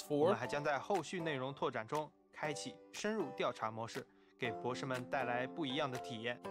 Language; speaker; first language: Chinese; native; Chinese